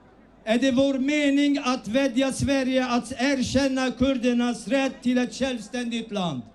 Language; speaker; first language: Swedish; early bilingual, other home language; Kurdish